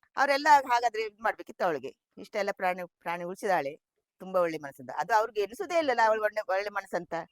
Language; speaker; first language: Kannada; non-native, local second language; Tulu